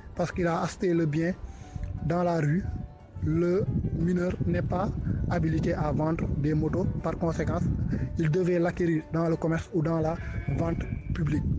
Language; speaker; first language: French; non-native, local second language; Wolof